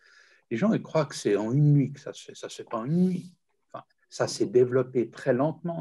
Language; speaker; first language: French; native; French